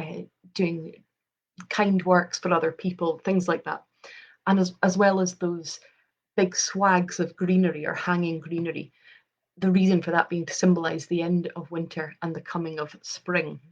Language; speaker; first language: English; native; English